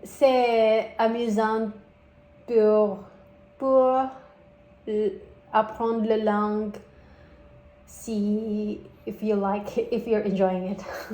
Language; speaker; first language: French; non-native, learner; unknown